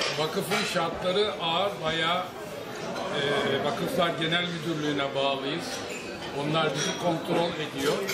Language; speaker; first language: Turkish; native; Turkish